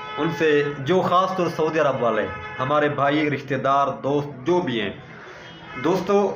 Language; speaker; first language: Urdu; non-native, local second language; Saraiki